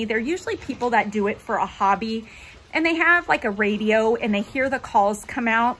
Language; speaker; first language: English; native; English